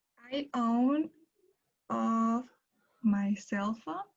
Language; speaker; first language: English; non-native, learner; Spanish